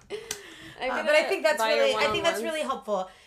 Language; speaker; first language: English; early bilingual, other home language; Russian